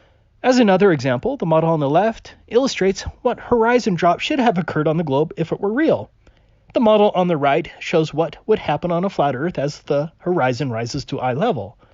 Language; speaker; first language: English; native; English